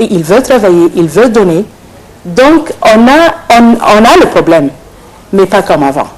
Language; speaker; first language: French; non-native, fluent; Arabic